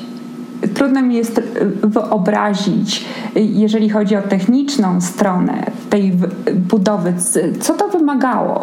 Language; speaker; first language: Polish; native; Polish